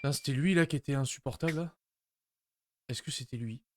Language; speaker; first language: French; native; French